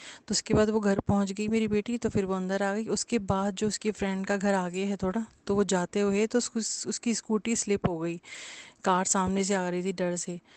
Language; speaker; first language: Hindi; native; Hindi